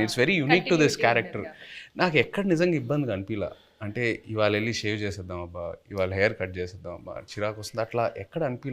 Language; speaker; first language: Telugu; native; Telugu